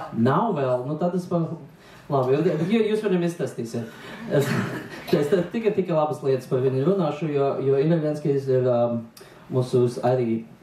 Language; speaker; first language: Latvian; non-native, local second language; Russian